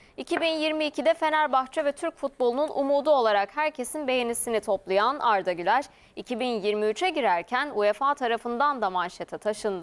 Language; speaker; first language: Turkish; native; Turkish